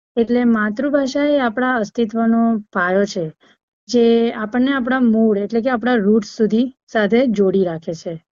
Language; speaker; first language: Gujarati; native; Gujarati